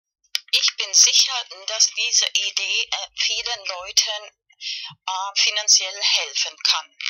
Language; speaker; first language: German; non-native, fluent; Spanish